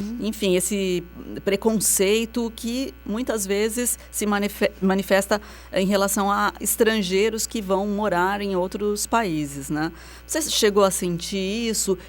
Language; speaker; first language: Portuguese; native; Portuguese